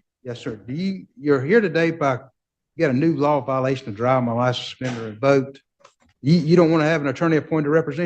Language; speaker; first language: English; native; English